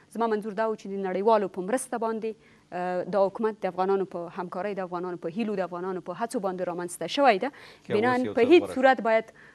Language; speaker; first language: Pashto; non-native, local second language; Persian